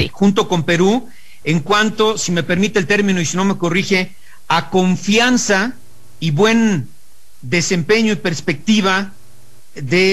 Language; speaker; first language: Spanish; native; Spanish